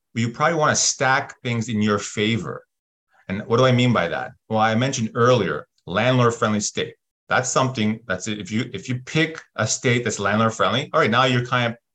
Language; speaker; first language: English; native; English